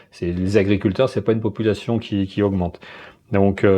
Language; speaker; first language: French; native; French